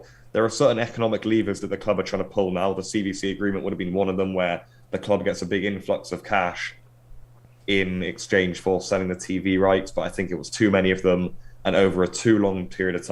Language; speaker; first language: English; native; English